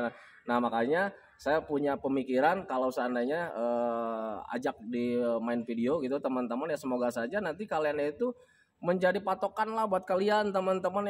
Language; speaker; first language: Indonesian; native; Indonesian